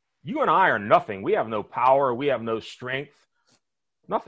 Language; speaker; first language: English; native; English